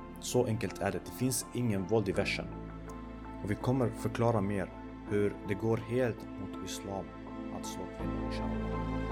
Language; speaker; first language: Swedish; early bilingual, other home language; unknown